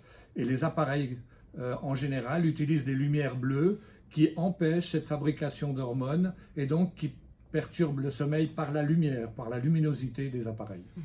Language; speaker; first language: French; native; French